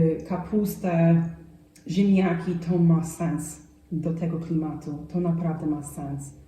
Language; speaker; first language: Polish; non-native, fluent; English